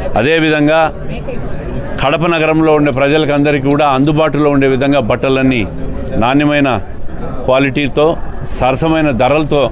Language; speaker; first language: Telugu; native; Telugu